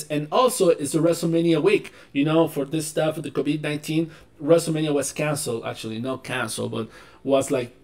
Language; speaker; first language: English; non-native, learner; Spanish